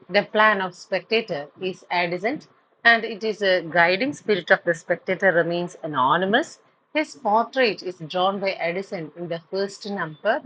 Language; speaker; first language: English; non-native, local second language; Malayalam